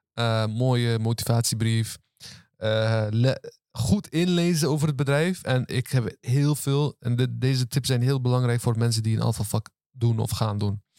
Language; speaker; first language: Dutch; early bilingual, other home language; Turkish